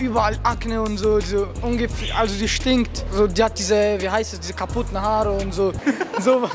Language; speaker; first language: German; early bilingual, other home language; Arabic